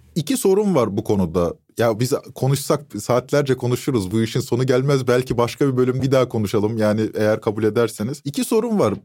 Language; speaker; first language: Turkish; native; Turkish